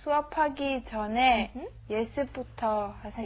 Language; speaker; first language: Korean; non-native, learner; Italian